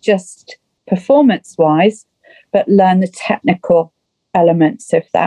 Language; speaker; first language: English; native; English